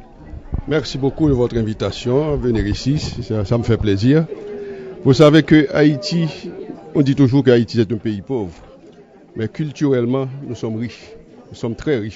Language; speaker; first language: French; native; French